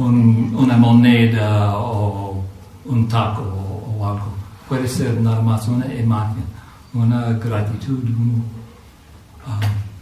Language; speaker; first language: Spanish; non-native, fluent; English